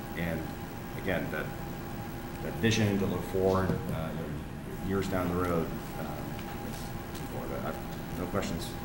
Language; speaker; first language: English; native; English